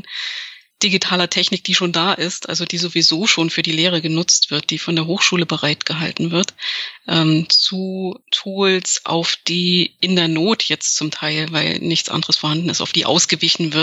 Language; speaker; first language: German; native; German